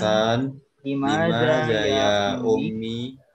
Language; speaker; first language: Arabic; non-native, learner; Indonesian